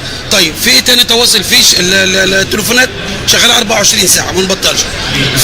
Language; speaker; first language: Arabic; native; Arabic